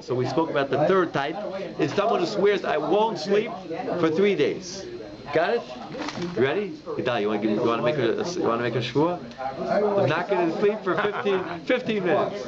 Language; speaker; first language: English; native; English